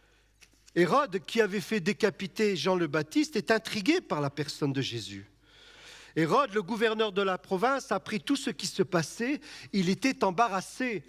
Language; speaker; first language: French; native; French